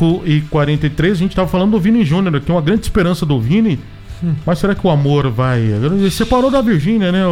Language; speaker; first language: Portuguese; native; Portuguese